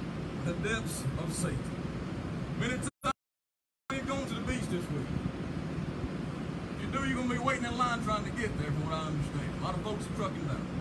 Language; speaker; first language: English; native; English